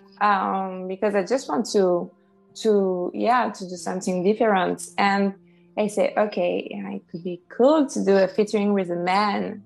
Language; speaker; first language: English; non-native, fluent; French